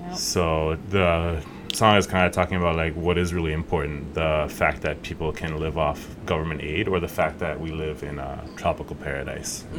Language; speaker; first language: English; native; English